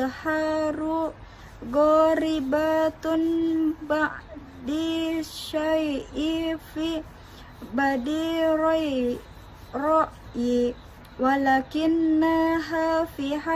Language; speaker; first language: Arabic; non-native, learner; Indonesian